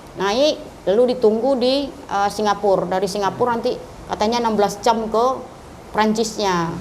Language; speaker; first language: Indonesian; non-native, local second language; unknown